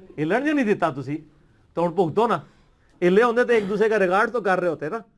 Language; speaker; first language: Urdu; non-native, local second language; Punjabi